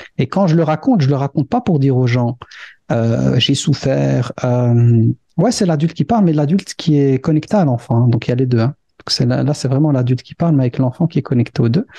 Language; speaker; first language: French; early bilingual, other home language; Arabic